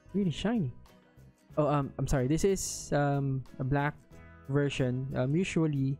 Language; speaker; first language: English; non-native, local second language; Filipino